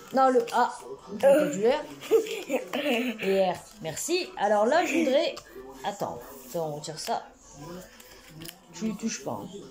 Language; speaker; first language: French; native; French